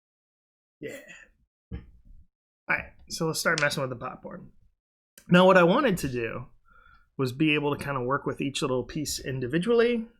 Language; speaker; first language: English; native; English